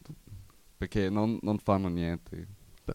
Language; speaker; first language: Italian; non-native, learner; German